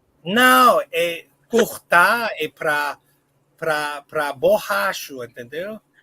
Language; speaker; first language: Portuguese; non-native, learner; English